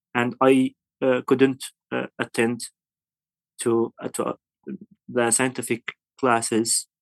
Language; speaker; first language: English; non-native, fluent; Arabic